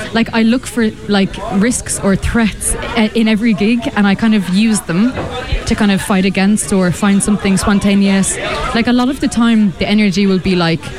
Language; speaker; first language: English; native; English